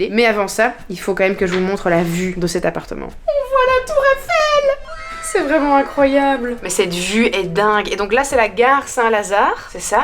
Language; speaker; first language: French; native; French